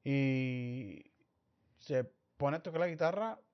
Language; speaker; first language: Spanish; early bilingual, heritage; Spanish